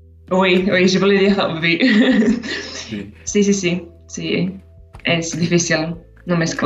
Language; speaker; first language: French; non-native, fluent; Slovak